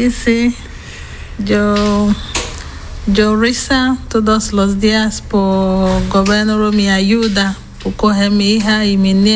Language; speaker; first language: Spanish; non-native, learner; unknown